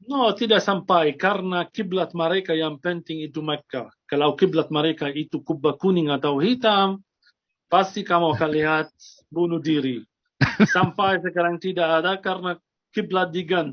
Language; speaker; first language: Indonesian; non-native, fluent; Arabic